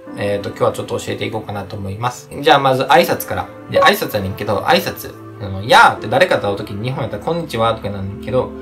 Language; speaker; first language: Japanese; early bilingual, other home language; Portuguese